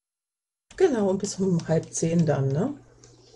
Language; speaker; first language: German; native; German